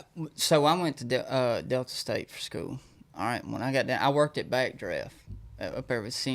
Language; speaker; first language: English; native; English